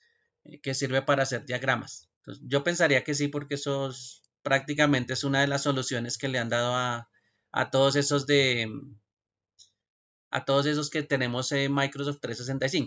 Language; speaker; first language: Spanish; native; Spanish